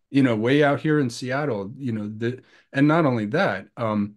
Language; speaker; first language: English; native; English